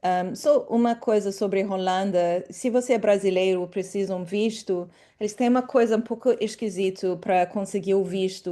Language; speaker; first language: Portuguese; non-native, fluent; English